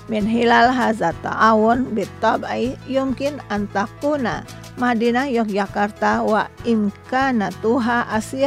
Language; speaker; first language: Arabic; non-native, fluent; Indonesian